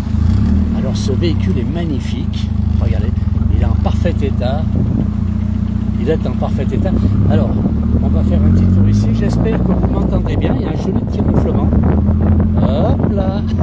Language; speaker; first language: French; native; French